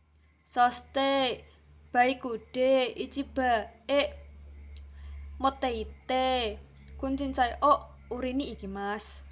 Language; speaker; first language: Japanese; non-native, learner; Indonesian